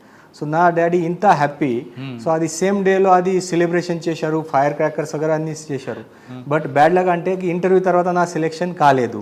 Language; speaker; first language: Telugu; non-native, fluent; Marathi